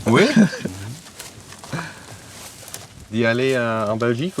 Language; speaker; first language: French; non-native, fluent; Dutch